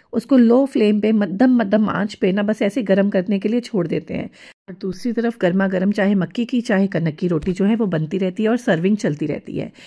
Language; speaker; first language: Hindi; non-native, local second language; Punjabi